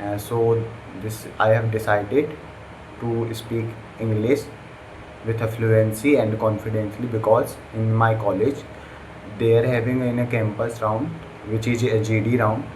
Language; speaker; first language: English; non-native, learner; Hindi